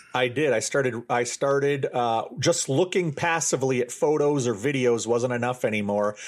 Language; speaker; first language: English; native; English